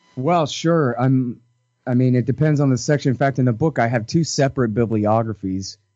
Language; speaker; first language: English; native; English